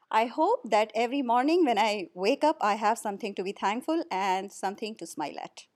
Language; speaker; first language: English; non-native, local second language; Hindi